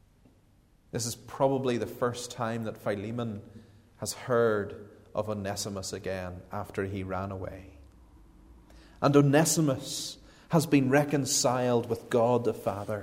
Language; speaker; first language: English; native; English